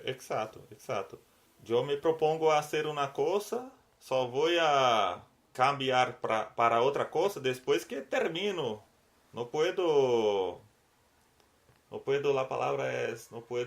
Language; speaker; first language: Spanish; non-native, learner; Portuguese